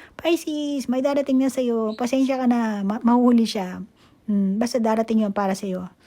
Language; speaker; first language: Filipino; native; Filipino